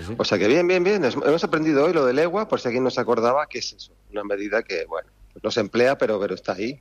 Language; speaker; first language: Spanish; native; Spanish